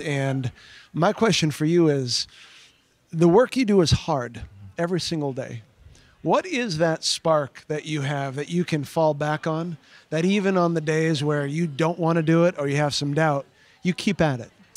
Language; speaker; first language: English; early bilingual, other home language; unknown